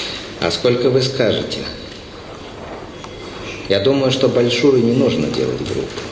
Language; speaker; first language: Russian; native; Russian